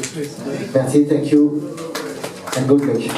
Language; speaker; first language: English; non-native, learner; French